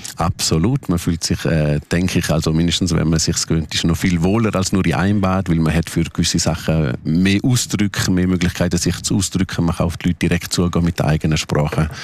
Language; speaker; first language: German; non-native, local second language; Romansh